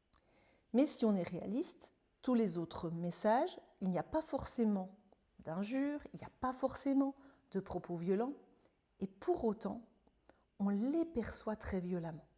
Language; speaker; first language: French; native; French